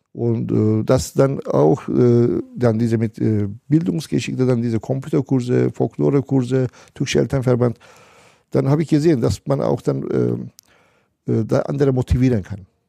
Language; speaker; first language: German; non-native, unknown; Turkish